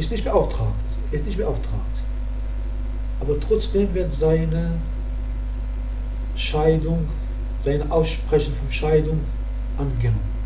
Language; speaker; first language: German; non-native, learner; Arabic